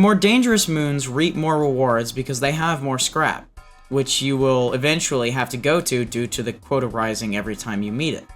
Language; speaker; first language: English; native; English